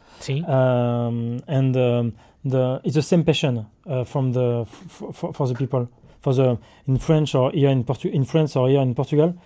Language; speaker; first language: English; non-native, learner; French